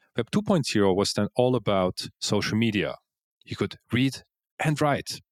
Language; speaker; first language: English; non-native, fluent; Swiss German